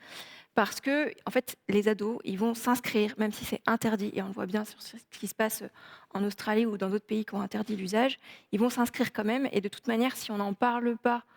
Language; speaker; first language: French; native; French